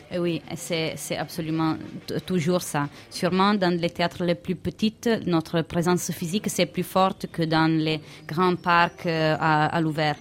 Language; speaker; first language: French; non-native, fluent; Italian